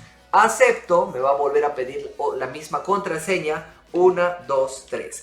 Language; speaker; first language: Spanish; native; Spanish